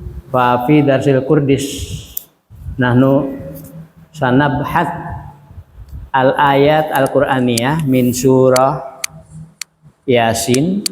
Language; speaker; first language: Arabic; non-native, local second language; Indonesian